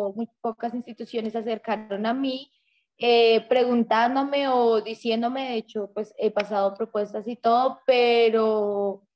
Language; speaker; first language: Spanish; native; Spanish